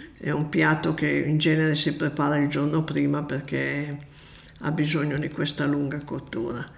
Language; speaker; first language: Italian; native; Italian